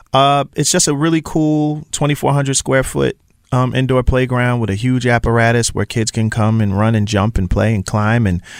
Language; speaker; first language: English; native; English